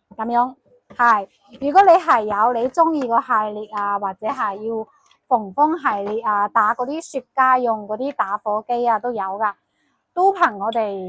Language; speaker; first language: Cantonese; non-native, local second language; Chinese